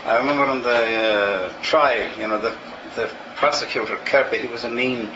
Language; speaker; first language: English; native; English